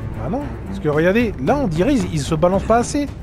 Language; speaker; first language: French; native; French